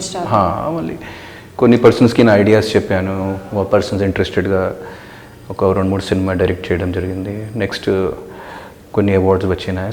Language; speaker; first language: Telugu; non-native, local second language; Hindi